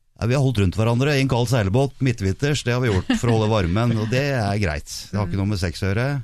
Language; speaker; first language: Norwegian; native; Norwegian